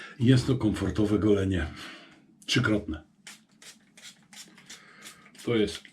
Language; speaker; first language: Polish; native; Polish